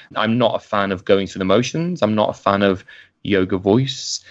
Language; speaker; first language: English; native; English